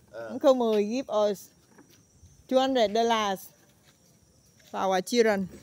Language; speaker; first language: English; non-native, learner; Vietnamese